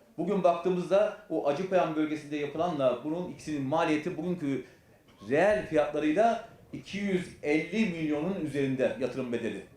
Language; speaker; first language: Turkish; native; Turkish